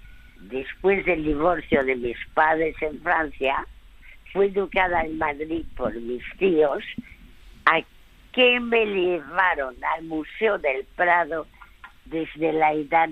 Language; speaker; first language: Spanish; early bilingual, other home language; French